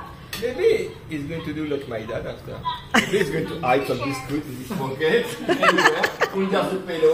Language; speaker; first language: English; non-native, learner; French